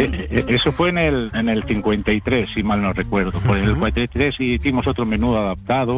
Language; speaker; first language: Spanish; native; Spanish